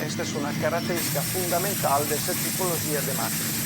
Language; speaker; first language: Spanish; non-native, fluent; Italian